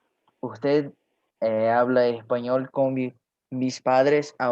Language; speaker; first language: Spanish; non-native, learner; Portuguese